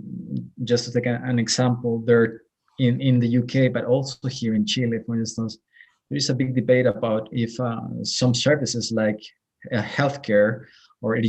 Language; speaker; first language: English; non-native, fluent; Spanish